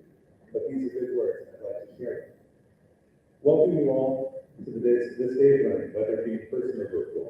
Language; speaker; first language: English; native; English